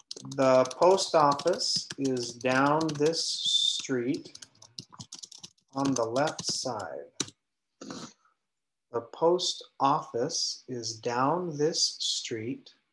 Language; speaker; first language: English; native; English